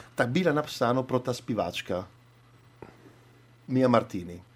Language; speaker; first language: Czech; non-native, learner; Italian